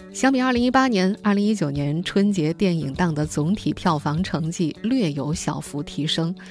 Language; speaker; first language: Chinese; native; Chinese